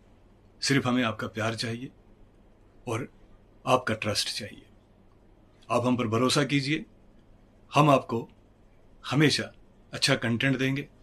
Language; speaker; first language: Hindi; native; Hindi